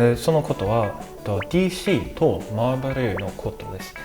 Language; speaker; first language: Japanese; non-native, learner; English